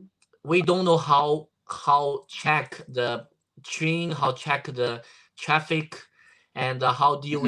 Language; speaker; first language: English; non-native, learner; Chinese